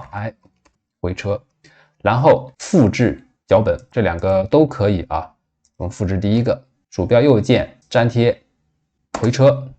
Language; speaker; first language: Chinese; native; Chinese